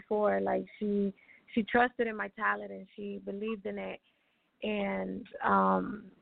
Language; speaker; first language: English; native; English